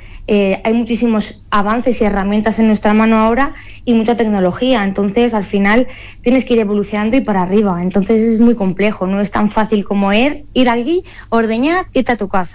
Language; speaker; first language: Spanish; native; Spanish